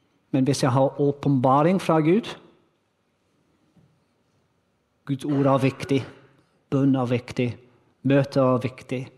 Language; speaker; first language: Norwegian; non-native, learner; English